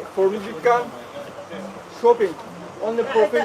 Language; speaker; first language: English; non-native, learner; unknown